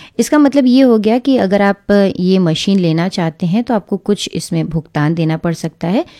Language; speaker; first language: Hindi; native; Hindi